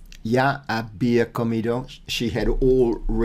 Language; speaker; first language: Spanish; non-native, learner; English